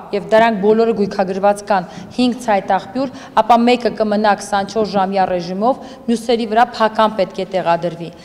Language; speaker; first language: Armenian; native; Armenian